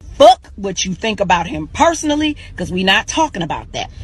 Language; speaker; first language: English; native; English